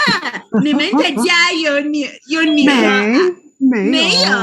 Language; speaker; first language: Chinese; non-native, fluent; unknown